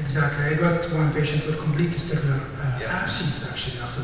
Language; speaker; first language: English; non-native, fluent; Arabic